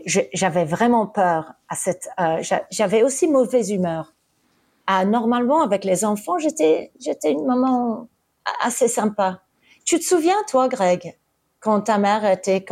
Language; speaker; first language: French; early bilingual, heritage; English